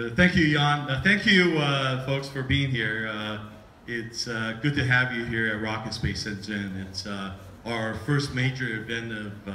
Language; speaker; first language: English; early bilingual, other home language; Chinese